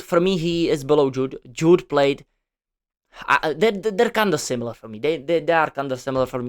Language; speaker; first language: English; non-native, fluent; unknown